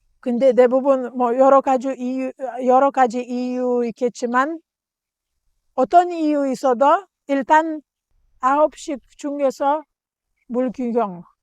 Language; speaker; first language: Korean; non-native, learner; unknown